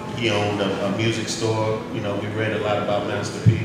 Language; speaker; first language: English; native; English